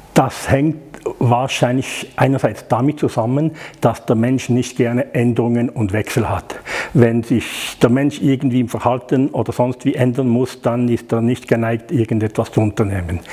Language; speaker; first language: German; native; German